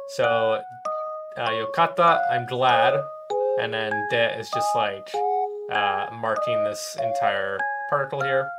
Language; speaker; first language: English; native; English